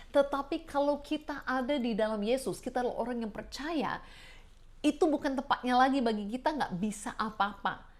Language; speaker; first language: Indonesian; non-native, fluent; English